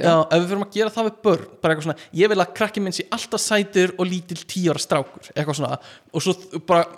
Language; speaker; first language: Icelandic; native; Icelandic